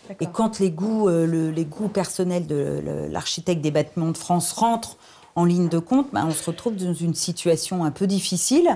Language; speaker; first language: French; native; French